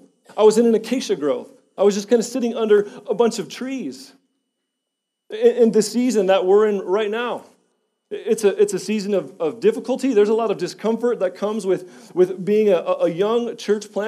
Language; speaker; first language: English; native; English